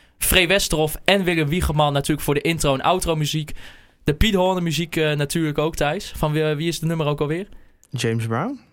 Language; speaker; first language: Dutch; native; Dutch